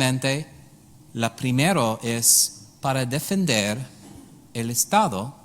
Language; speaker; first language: Spanish; non-native, learner; English